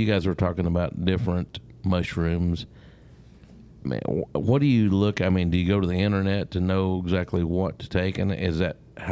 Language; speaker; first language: English; early bilingual, other home language; Spanish